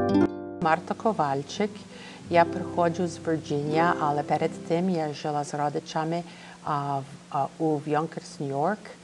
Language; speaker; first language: Ukrainian; early bilingual, heritage; Ukrainian